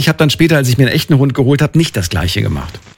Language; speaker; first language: German; native; German